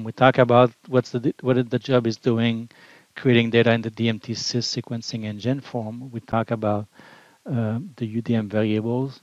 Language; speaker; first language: English; non-native, fluent; French